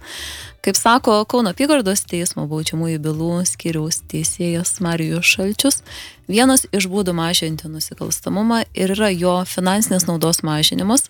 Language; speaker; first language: Lithuanian; native; Lithuanian